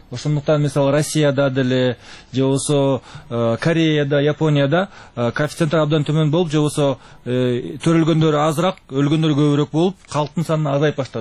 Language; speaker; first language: Kyrgyz; native; Kyrgyz